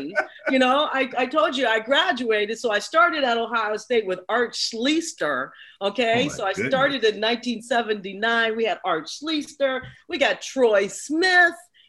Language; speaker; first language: English; native; English